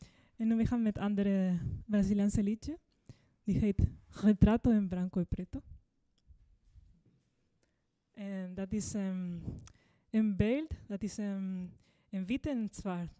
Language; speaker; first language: Dutch; non-native, fluent; Spanish